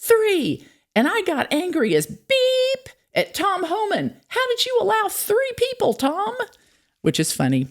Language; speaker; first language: English; native; English